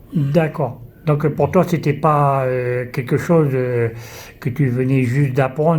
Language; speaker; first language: French; native; French